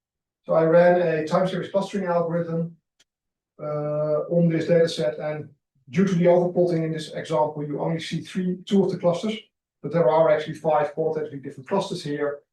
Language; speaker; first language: English; non-native, fluent; Dutch